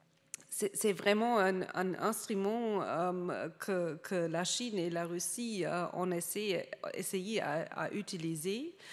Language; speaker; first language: French; non-native, fluent; German